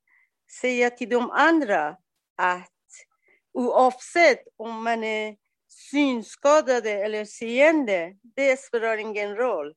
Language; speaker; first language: Swedish; non-native, learner; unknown